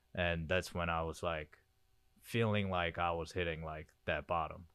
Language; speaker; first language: English; early bilingual, other home language; Korean